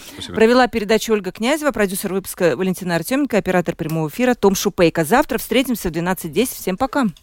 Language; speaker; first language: Russian; native; Russian